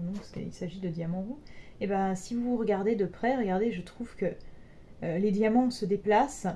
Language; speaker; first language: French; native; French